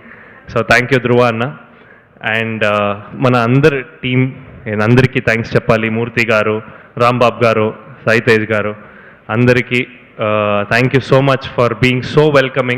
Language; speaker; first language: Telugu; non-native, learner; Kannada